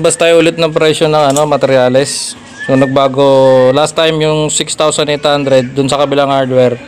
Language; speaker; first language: Filipino; native; Filipino